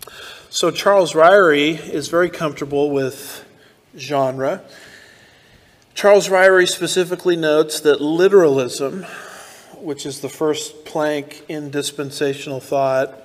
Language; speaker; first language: English; native; English